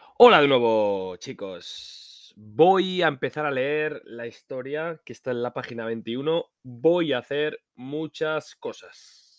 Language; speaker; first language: Spanish; non-native, fluent; Norwegian